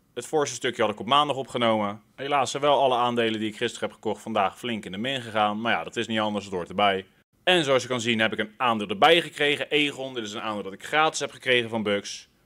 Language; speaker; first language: Dutch; native; Dutch